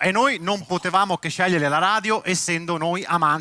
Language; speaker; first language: Italian; native; Italian